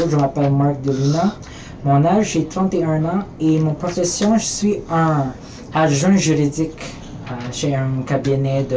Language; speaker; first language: French; early bilingual, other home language; Filipino